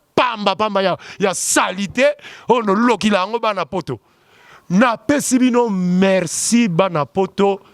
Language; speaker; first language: Lingala; non-native, local second language; Kongo